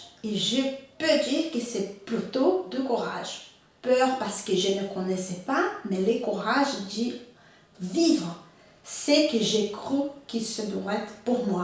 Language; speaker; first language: French; non-native, fluent; Portuguese